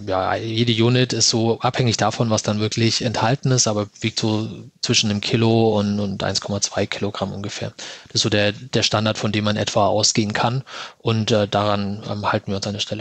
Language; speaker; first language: German; native; German